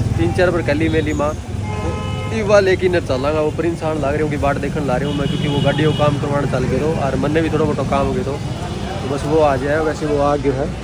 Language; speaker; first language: Hindi; native; Hindi